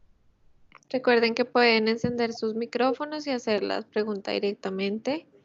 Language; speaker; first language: Spanish; native; Spanish